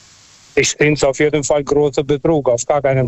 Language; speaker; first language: German; non-native, fluent; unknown